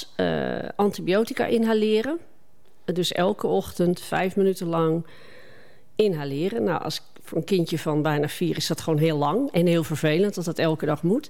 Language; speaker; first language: Dutch; native; Dutch